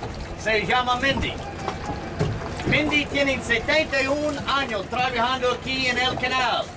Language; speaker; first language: Spanish; non-native, learner; English